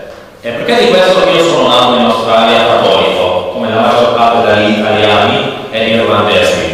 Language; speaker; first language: Italian; non-native, learner; English